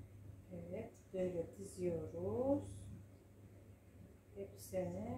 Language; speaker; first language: Turkish; non-native, fluent; Russian